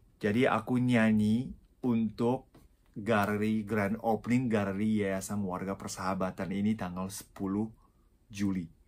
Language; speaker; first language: Indonesian; non-native, fluent; Japanese